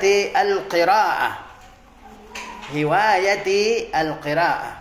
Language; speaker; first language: Arabic; non-native, fluent; Indonesian